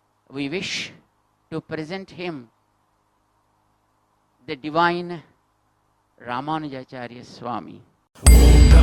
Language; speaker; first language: English; non-native, local second language; Telugu